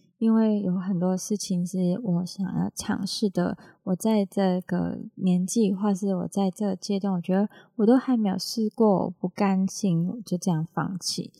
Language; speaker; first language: Chinese; non-native, local second language; Cantonese